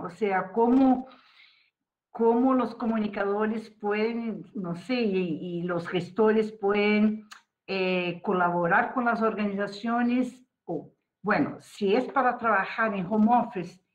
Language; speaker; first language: Spanish; non-native, fluent; Portuguese